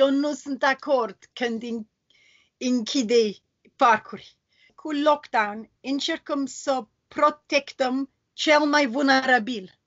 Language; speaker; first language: Romanian; non-native, learner; English